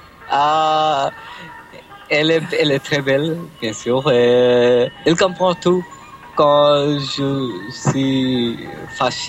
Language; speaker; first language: French; non-native, fluent; Bangla